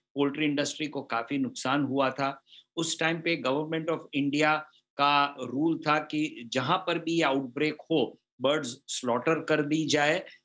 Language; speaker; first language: Hindi; non-native, local second language; Gujarati